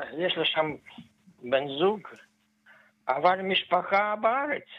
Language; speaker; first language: Hebrew; non-native, fluent; Russian